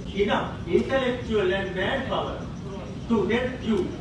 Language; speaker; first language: English; non-native, local second language; Sinhala